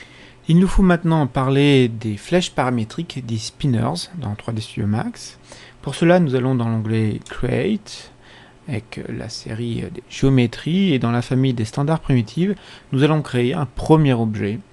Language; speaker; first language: French; native; French